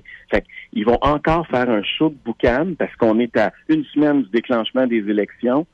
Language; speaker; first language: French; native; French